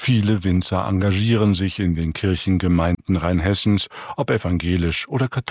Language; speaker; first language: German; native; German